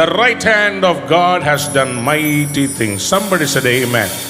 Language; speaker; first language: English; non-native, local second language; Tamil